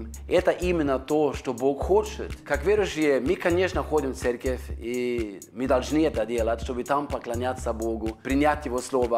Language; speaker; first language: Russian; non-native, fluent; Norwegian